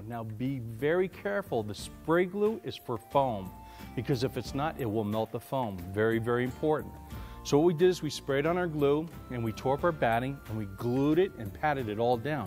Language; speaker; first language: English; native; English